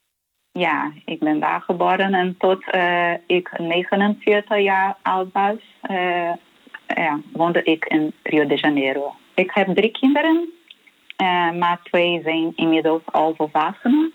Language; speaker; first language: Dutch; non-native, fluent; Portuguese